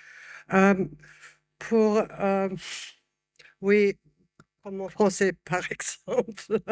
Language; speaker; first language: French; non-native, fluent; German